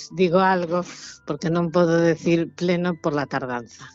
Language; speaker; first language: Spanish; non-native, local second language; Galician